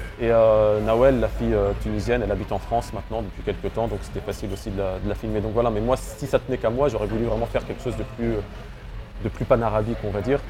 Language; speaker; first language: French; early bilingual, other home language; Arabic